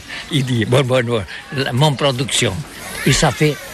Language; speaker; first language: French; non-native, learner; Catalan